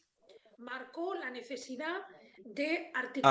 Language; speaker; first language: Spanish; native; Spanish